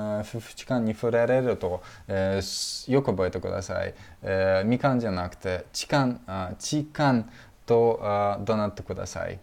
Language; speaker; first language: Japanese; non-native, fluent; Russian